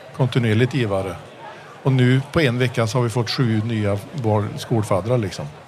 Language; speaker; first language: Swedish; early bilingual, heritage; Swedish